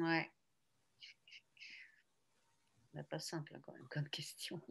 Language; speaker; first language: French; native; French